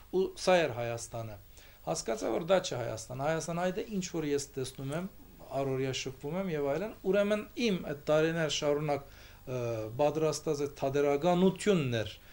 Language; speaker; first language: Armenian; early bilingual, heritage; Armenian